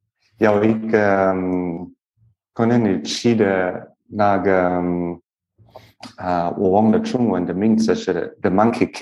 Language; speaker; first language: Chinese; non-native, learner; English